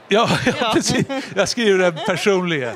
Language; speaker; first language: Swedish; native; Swedish